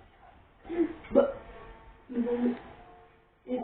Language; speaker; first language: French; native; French